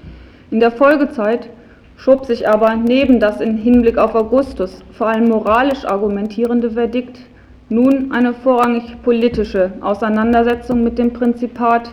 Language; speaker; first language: German; native; German